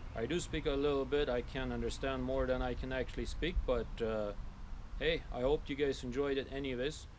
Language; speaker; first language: English; non-native, fluent; Low German